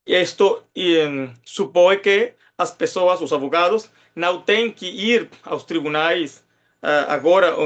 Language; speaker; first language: Portuguese; non-native, fluent; Spanish